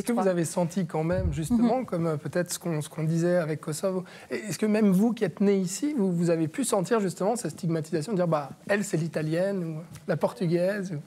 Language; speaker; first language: French; native; French